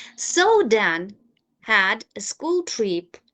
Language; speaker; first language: English; non-native, fluent; Ukrainian